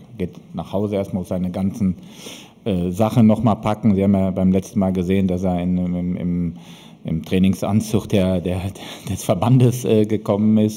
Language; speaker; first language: German; native; German